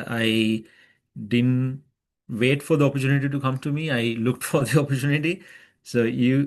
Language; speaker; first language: English; non-native, local second language; Sinhala